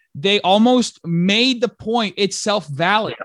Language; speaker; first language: English; early bilingual, other home language; Portuguese